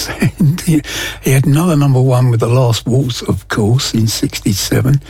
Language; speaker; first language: English; native; English